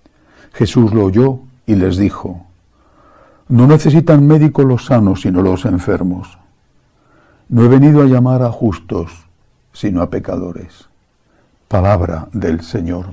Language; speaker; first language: Spanish; native; Spanish